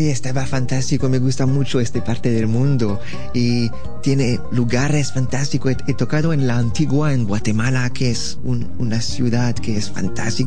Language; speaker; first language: Spanish; non-native, learner; French